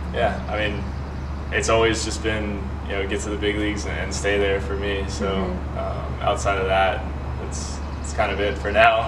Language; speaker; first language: English; native; English